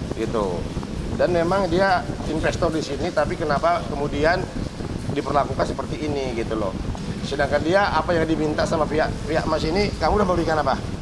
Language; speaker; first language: Indonesian; native; Indonesian